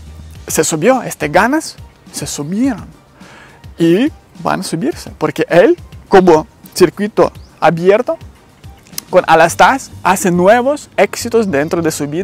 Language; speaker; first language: Spanish; non-native, learner; Ukrainian